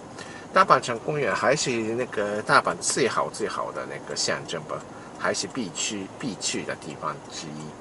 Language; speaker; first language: Chinese; non-native, fluent; Japanese